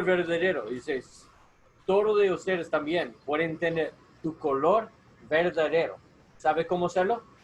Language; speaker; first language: Spanish; non-native, learner; English